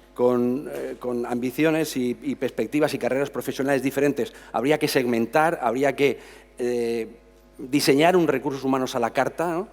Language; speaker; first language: Spanish; native; Spanish